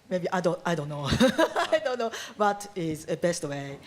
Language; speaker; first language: English; non-native, learner; Japanese